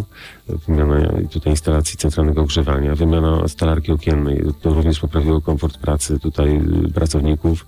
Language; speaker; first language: Polish; native; Polish